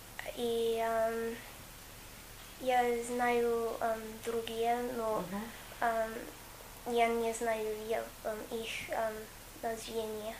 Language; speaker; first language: Russian; non-native, fluent; English